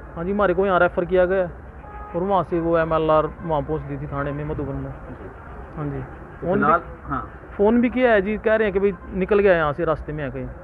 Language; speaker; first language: Hindi; native; Hindi